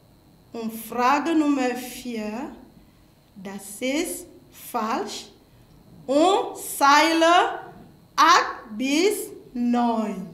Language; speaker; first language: German; non-native, fluent; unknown